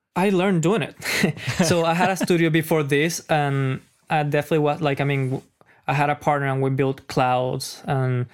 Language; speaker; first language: English; non-native, fluent; Spanish